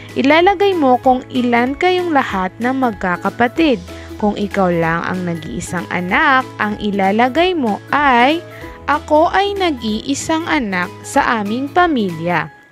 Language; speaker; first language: Filipino; non-native, local second language; Maranao